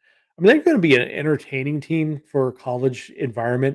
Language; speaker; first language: English; native; English